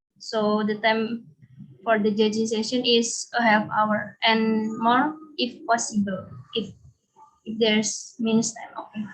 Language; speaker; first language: English; non-native, learner; Indonesian